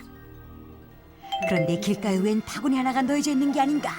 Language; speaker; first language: Korean; native; Korean